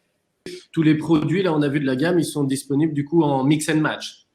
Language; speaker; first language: French; native; French